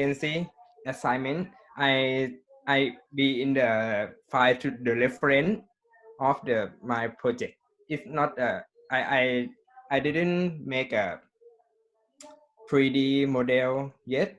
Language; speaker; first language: English; non-native, learner; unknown